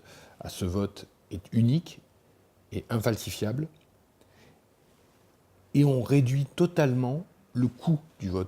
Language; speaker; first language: French; native; French